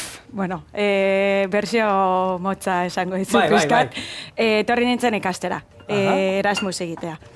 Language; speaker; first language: Basque; non-native, fluent; English